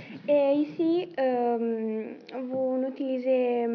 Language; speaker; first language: French; non-native, learner; Italian